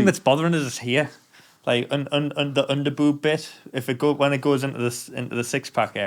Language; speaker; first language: English; native; English